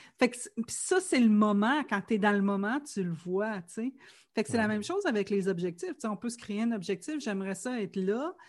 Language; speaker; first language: French; native; French